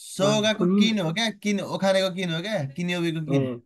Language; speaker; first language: Japanese; non-native, fluent; Nepali